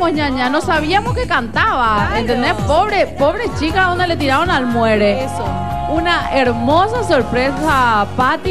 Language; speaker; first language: Spanish; native; Spanish